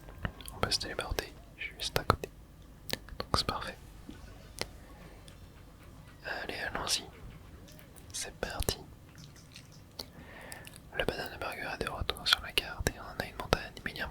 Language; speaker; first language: French; native; French